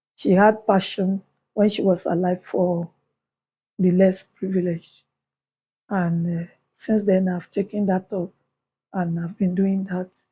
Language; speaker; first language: English; non-native, local second language; Yoruba